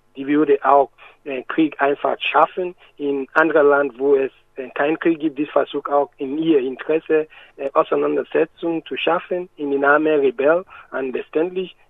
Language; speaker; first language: German; non-native, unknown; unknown